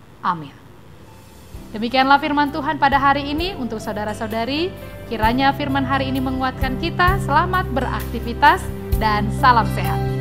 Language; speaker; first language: Indonesian; native; Indonesian